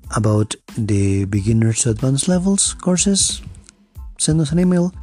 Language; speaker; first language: English; non-native, fluent; Spanish